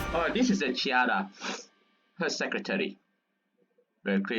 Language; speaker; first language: English; non-native, local second language; Malay